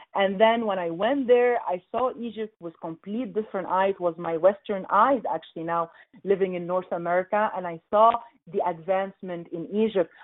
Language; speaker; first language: English; non-native, fluent; Arabic